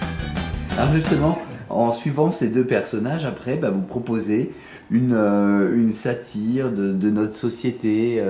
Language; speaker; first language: French; native; French